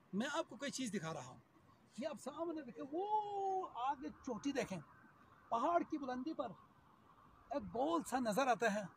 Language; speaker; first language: Urdu; native; Urdu